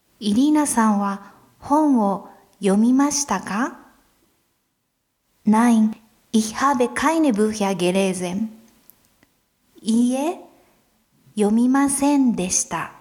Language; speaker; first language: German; non-native, fluent; Japanese